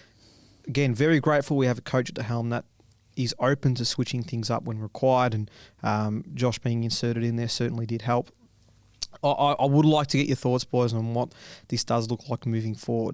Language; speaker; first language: English; native; English